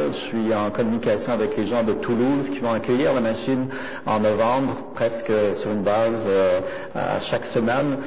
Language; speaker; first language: French; native; French